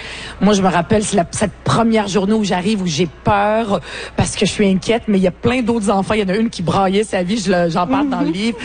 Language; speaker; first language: French; early bilingual, other home language; Arabic